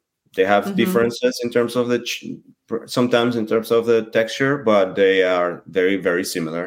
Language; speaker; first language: English; non-native, fluent; French